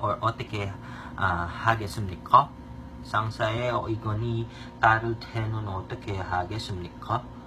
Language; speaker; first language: Korean; non-native, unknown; Filipino